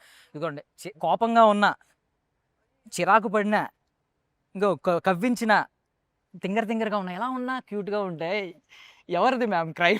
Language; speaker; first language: Telugu; native; Telugu